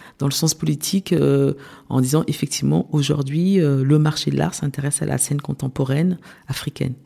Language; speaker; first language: French; early bilingual, other home language; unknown